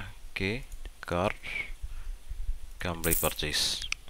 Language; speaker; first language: English; non-native, local second language; Malayalam